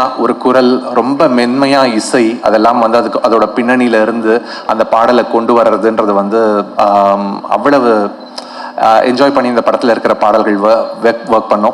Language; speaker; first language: Tamil; native; Tamil